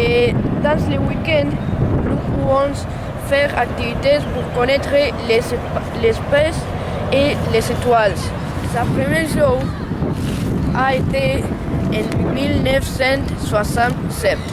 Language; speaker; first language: French; non-native, learner; Spanish